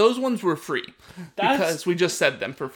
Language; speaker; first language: English; native; English